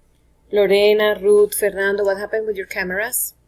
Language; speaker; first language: English; non-native, fluent; Spanish